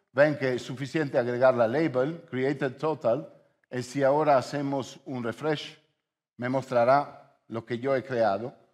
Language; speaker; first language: Spanish; non-native, fluent; Italian